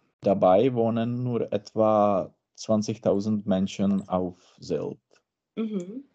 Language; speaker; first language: German; non-native, learner; Czech